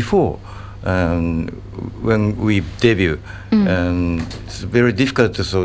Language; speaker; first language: English; non-native, learner; Japanese